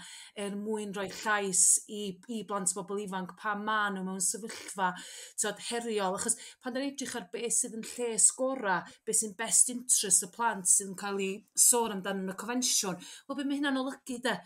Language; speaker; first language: Welsh; native; Welsh